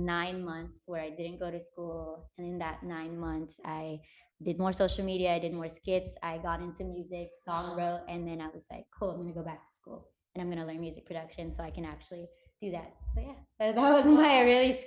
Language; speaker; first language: English; native; English